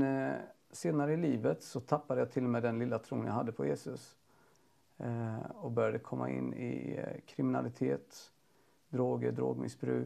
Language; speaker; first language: Swedish; native; Swedish